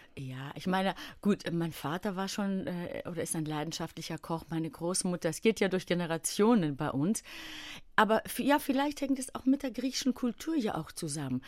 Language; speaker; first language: German; early bilingual, other home language; Greek